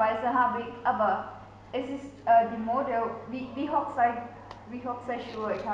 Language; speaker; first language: German; non-native, learner; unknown